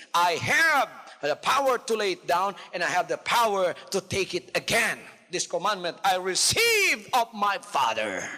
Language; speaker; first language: English; non-native, local second language; Filipino